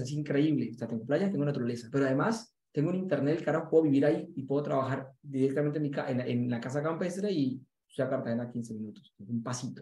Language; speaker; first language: Spanish; native; Spanish